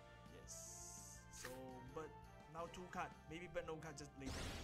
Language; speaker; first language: English; non-native, local second language; Chinese